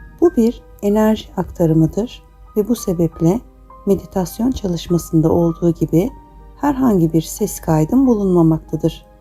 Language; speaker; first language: Turkish; native; Turkish